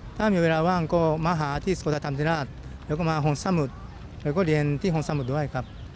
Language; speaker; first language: Thai; non-native, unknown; Japanese